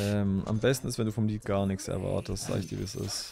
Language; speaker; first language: German; native; German